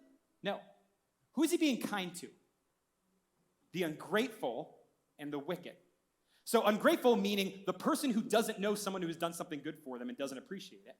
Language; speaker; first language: English; native; English